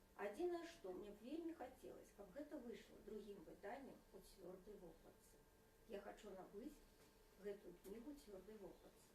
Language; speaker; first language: Belarusian; non-native, local second language; Russian